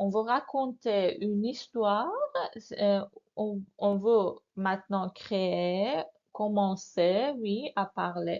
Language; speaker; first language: French; non-native, fluent; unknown